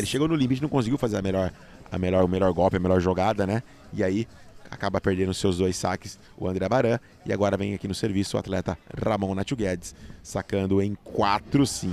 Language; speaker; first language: Portuguese; native; Portuguese